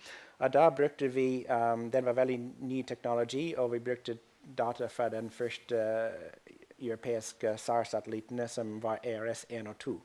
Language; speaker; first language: Norwegian; non-native, fluent; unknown